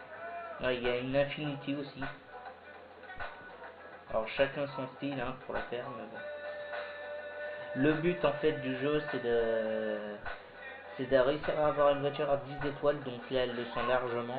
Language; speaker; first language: French; native; French